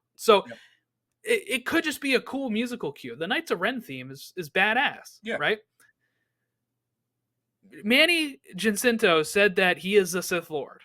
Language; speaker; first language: English; native; English